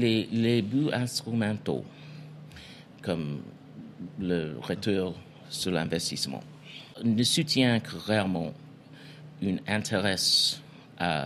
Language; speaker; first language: French; non-native, fluent; English